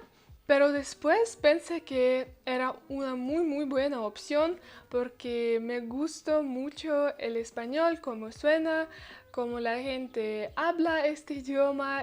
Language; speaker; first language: Spanish; non-native, learner; Russian